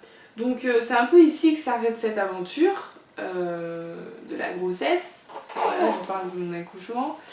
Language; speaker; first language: French; native; French